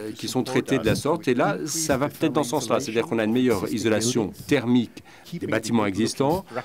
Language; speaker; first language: French; non-native, fluent; German